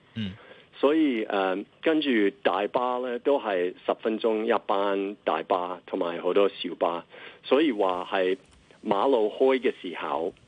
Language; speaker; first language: Cantonese; non-native, fluent; English